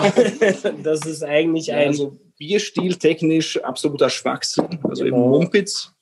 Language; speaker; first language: German; non-native, fluent; English